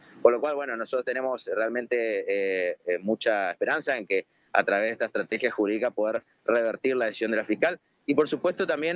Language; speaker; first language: Spanish; native; Spanish